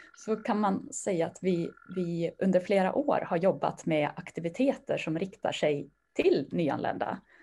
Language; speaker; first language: Swedish; native; Swedish